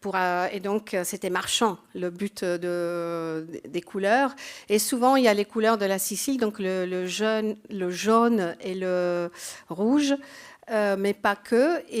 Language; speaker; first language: French; non-native, fluent; Italian